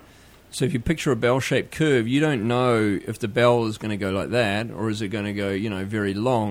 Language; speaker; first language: English; native; English